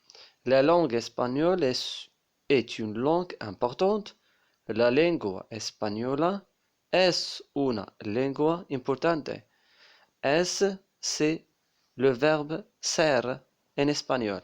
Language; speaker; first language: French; non-native, local second language; Arabic